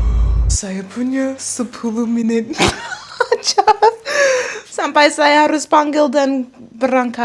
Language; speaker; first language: Indonesian; non-native, learner; English